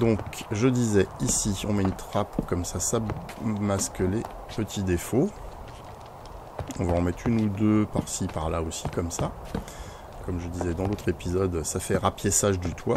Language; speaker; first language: French; native; French